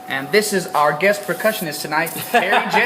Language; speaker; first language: English; non-native, fluent; Danish